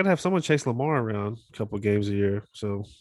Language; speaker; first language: English; native; English